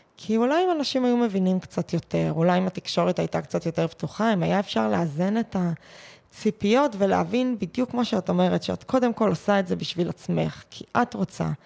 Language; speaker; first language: Hebrew; native; Hebrew